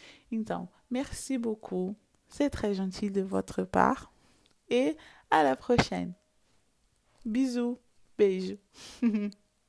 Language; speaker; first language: French; non-native, fluent; Portuguese